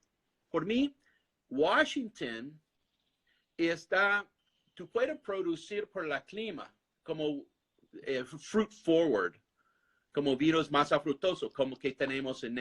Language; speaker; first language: Spanish; non-native, fluent; English